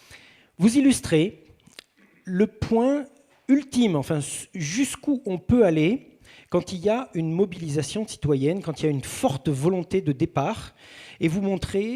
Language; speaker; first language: French; native; French